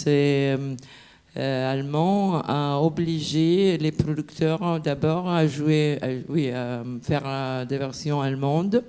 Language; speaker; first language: French; non-native, fluent; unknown